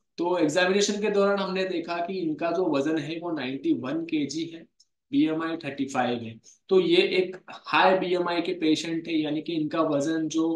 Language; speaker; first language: Hindi; non-native, local second language; Marathi